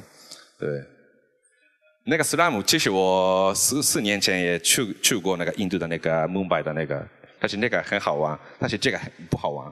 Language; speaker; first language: Chinese; non-native, fluent; Japanese